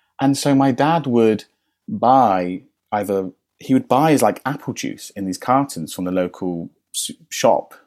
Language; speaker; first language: English; native; English